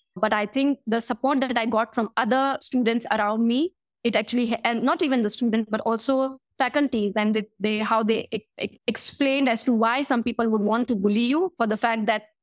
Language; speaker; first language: English; non-native, local second language; Hindi